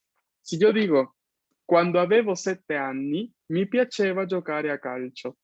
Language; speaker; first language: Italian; non-native, fluent; Spanish